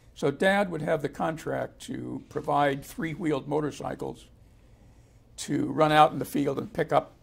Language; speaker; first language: English; native; English